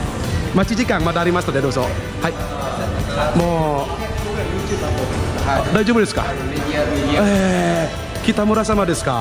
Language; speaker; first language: Japanese; non-native, fluent; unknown